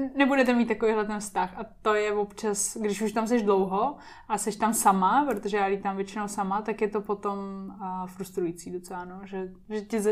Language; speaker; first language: Czech; native; Czech